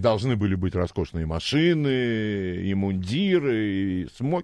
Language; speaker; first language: Russian; native; Russian